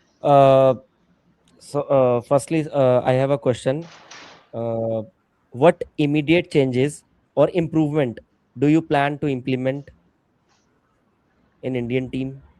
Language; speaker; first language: English; non-native, local second language; Hindi